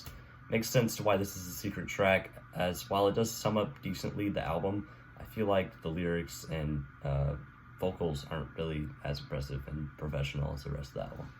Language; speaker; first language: English; native; English